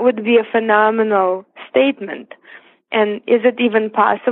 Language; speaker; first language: English; non-native, fluent; Russian